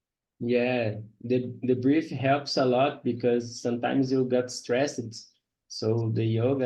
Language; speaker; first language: English; non-native, learner; Portuguese